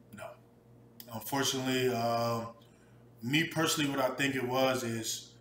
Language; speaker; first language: English; native; English